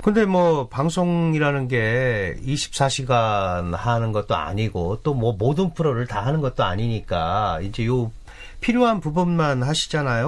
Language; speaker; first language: Korean; native; Korean